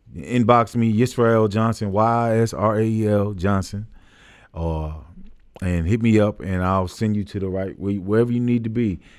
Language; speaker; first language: English; native; English